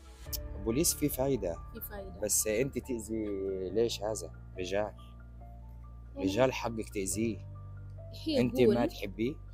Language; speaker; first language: Arabic; non-native, learner; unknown